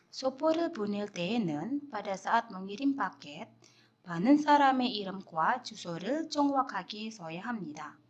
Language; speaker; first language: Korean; non-native, fluent; Indonesian